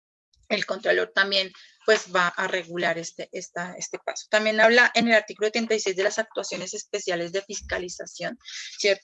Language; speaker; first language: Spanish; native; Spanish